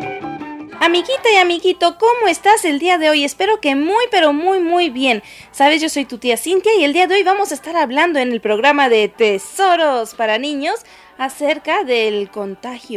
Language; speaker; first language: Spanish; native; Spanish